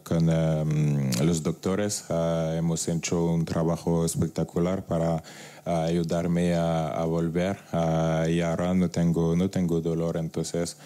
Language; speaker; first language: Spanish; non-native, fluent; French